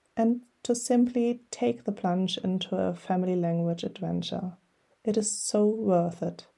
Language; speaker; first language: English; non-native, fluent; German